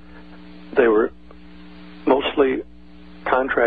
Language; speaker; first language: English; native; English